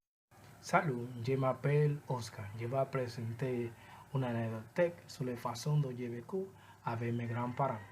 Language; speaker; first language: French; non-native, learner; Spanish